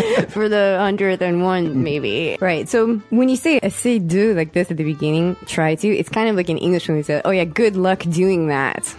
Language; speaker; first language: English; native; English